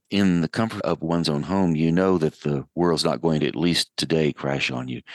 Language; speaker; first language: English; native; English